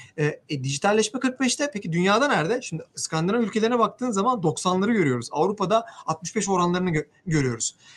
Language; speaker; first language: Turkish; native; Turkish